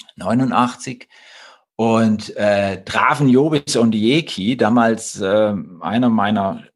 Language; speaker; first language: German; native; German